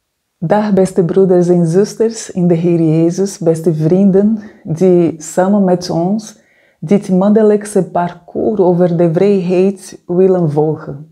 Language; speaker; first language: Dutch; non-native, fluent; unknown